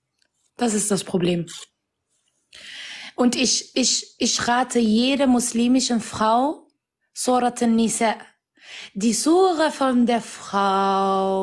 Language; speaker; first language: German; non-native, fluent; Arabic